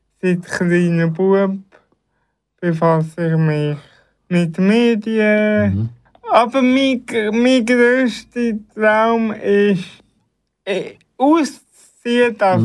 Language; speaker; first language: German; early bilingual, other home language; Italian